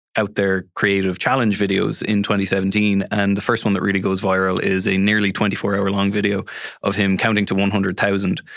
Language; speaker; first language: English; native; English